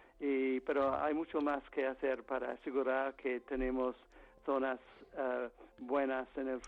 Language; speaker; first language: Spanish; non-native, fluent; English